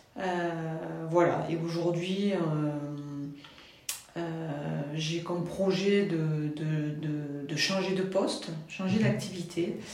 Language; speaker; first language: French; native; French